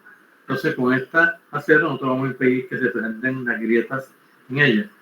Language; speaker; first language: Spanish; native; Spanish